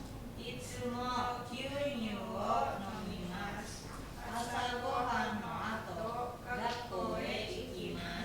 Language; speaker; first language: Japanese; non-native, learner; Indonesian